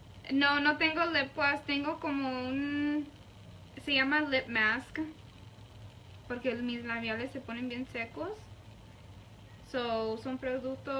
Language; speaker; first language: Spanish; early bilingual, heritage; Spanish